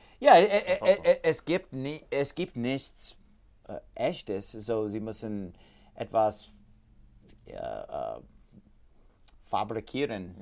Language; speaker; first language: German; non-native, learner; English